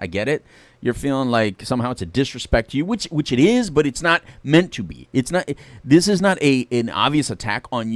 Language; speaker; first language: English; native; English